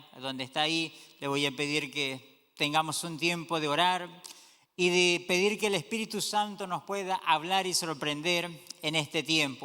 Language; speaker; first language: Spanish; native; Spanish